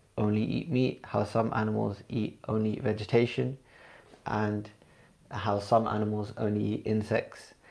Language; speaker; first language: English; early bilingual, other home language; Punjabi